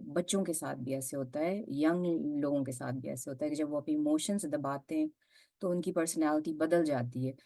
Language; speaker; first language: Urdu; early bilingual, heritage; Urdu